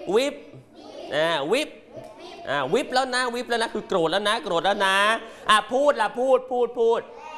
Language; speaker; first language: Thai; native; Thai